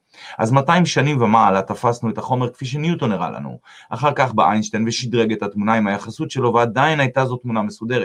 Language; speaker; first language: Hebrew; native; Hebrew